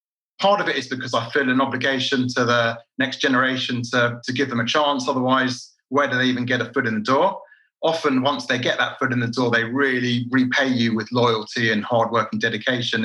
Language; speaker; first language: English; native; English